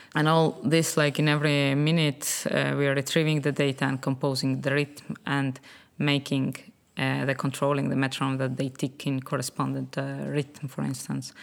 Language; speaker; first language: English; non-native, fluent; Estonian